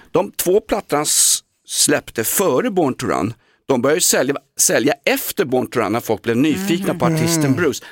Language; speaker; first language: Swedish; native; Swedish